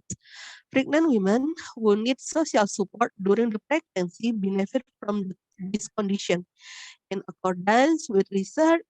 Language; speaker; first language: English; non-native, learner; Indonesian